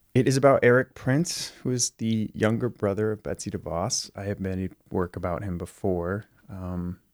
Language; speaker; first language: English; native; English